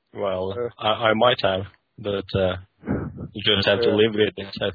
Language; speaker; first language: English; non-native, fluent; Norwegian